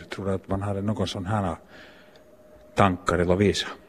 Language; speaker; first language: Swedish; native; Swedish